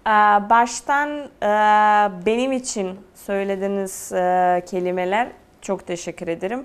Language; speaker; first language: Turkish; non-native, fluent; Serbian